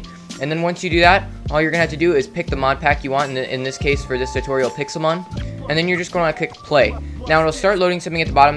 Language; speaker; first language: English; native; English